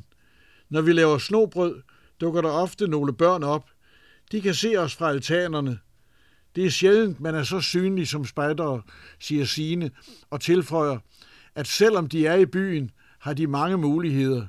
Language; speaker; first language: Danish; native; Danish